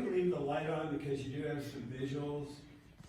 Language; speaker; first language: English; native; English